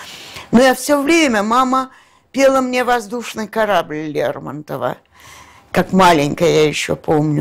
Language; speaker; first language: Russian; native; Russian